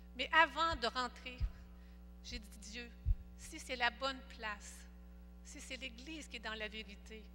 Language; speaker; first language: French; native; French